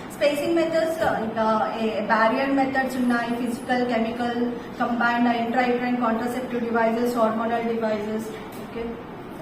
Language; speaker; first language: English; non-native, local second language; Telugu